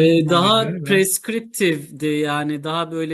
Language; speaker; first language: Turkish; native; Turkish